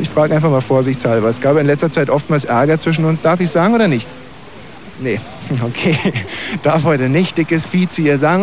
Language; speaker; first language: German; native; German